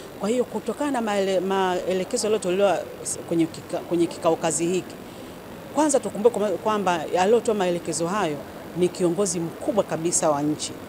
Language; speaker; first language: Swahili; native; Swahili